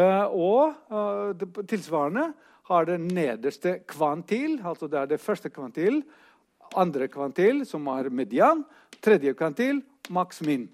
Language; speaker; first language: Norwegian; non-native, fluent; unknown